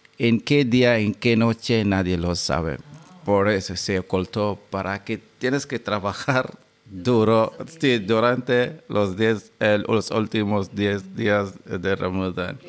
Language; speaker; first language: Spanish; non-native, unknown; Arabic